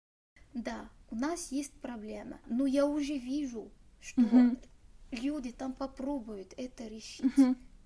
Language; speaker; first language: Russian; non-native, learner; Arabic